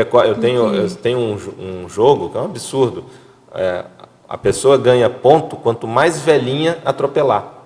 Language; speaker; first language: Portuguese; native; Portuguese